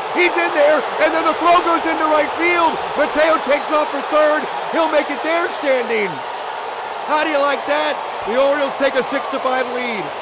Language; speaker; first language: English; native; English